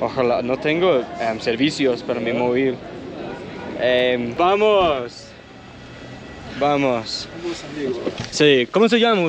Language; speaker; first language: Spanish; non-native, learner; English